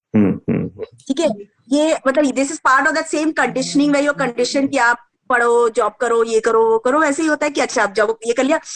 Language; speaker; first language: Hindi; native; Hindi